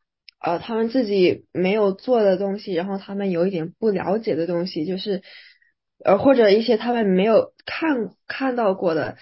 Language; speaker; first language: Chinese; early bilingual, other home language; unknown